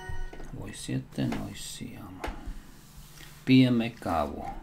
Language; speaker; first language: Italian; non-native, learner; Slovak